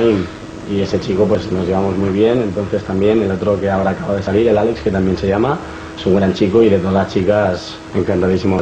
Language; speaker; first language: Spanish; native; Spanish